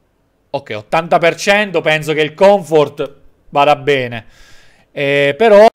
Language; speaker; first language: Italian; native; Italian